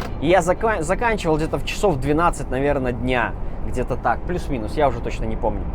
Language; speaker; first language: Russian; native; Russian